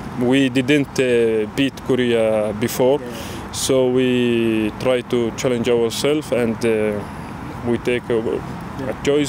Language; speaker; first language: English; non-native, learner; Arabic